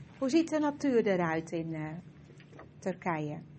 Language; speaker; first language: Dutch; native; Dutch